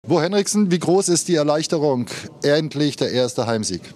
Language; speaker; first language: German; native; German